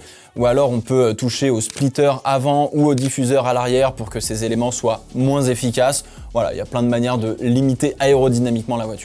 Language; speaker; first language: French; native; French